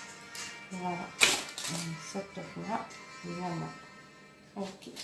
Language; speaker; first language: French; non-native, local second language; Arabic